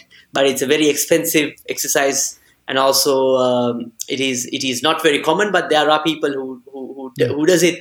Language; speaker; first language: English; non-native, local second language; Sinhala